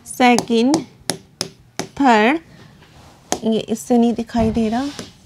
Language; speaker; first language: Hindi; native; Hindi